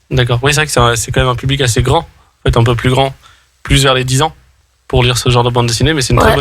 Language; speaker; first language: French; native; French